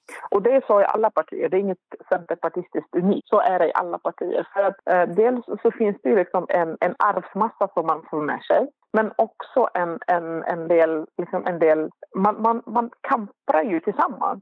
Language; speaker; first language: Swedish; non-native, fluent; Arabic